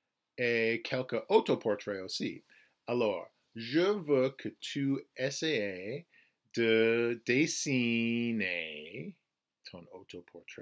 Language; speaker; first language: French; non-native, fluent; English